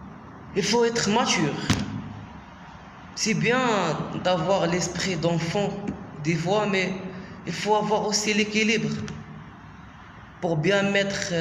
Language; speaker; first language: French; non-native, local second language; Arabic